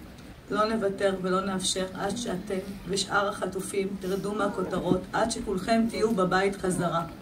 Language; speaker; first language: Hebrew; native; Hebrew